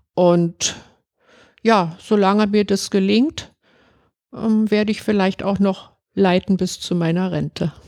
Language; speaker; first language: German; native; German